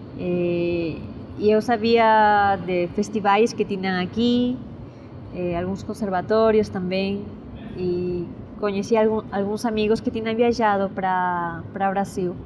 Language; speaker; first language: Portuguese; non-native, fluent; Spanish